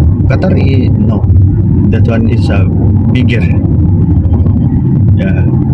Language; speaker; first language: English; non-native, learner; Filipino